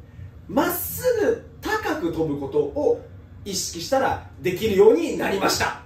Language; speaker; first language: Japanese; native; Japanese